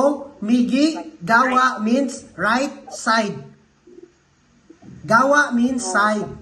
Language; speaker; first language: English; non-native, local second language; Filipino